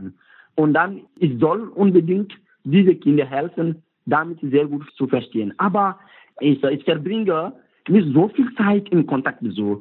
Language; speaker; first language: German; non-native, learner; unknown